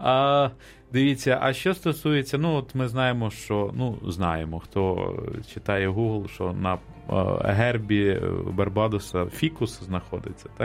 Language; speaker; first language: Ukrainian; native; Ukrainian